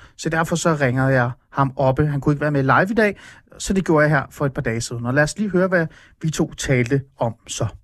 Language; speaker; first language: Danish; early bilingual, other home language; Persian